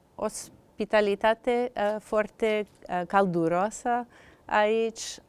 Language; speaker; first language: Romanian; non-native, learner; English